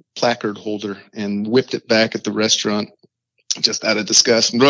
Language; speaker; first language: English; native; English